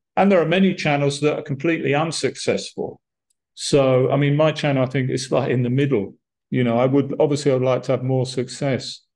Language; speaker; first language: English; native; English